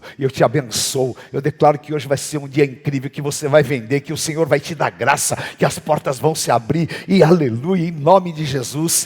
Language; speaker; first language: Portuguese; native; Portuguese